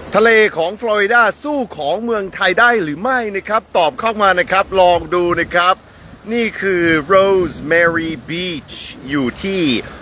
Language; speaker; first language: Thai; non-native, fluent; English